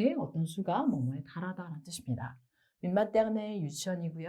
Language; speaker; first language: Korean; native; Korean